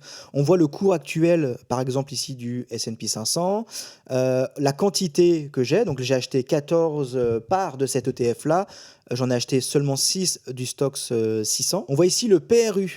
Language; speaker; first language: French; native; French